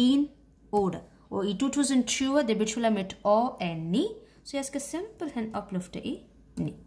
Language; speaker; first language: Danish; non-native, fluent; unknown